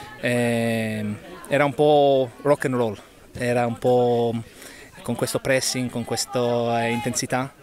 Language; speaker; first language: Italian; non-native, learner; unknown